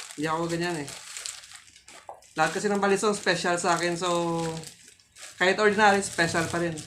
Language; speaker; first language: Filipino; non-native, local second language; Cebuano